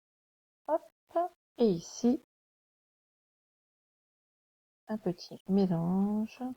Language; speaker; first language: French; native; French